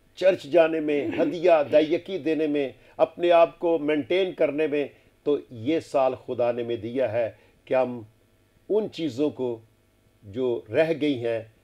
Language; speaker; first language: Urdu; non-native, local second language; Punjabi